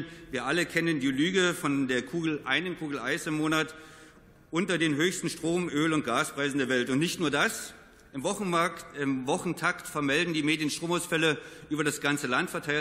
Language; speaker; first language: German; native; German